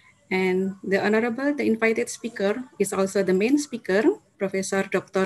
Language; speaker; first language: English; non-native, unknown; Indonesian